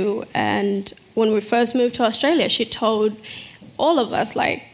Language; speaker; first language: English; early bilingual, other home language; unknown